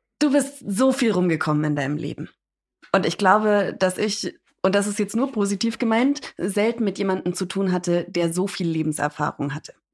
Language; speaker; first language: German; early bilingual, other home language; English